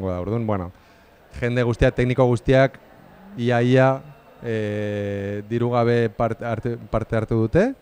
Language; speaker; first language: Basque; non-native, local second language; Spanish